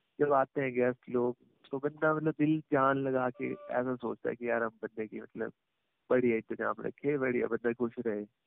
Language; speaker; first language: Hindi; native; Hindi